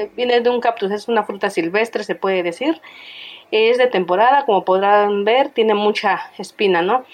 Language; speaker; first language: Spanish; native; Spanish